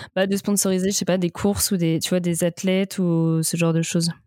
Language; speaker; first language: French; native; French